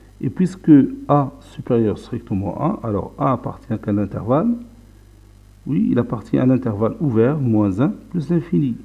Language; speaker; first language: French; non-native, local second language; Arabic